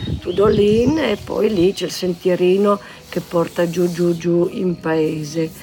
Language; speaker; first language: Italian; non-native, local second language; Slovenian